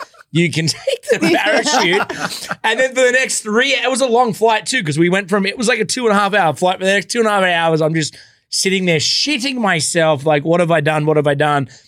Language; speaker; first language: English; native; English